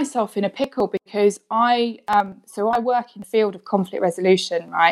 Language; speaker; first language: English; native; English